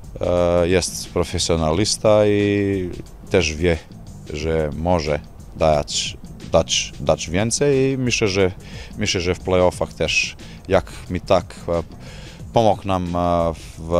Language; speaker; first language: Polish; non-native, learner; Slovenian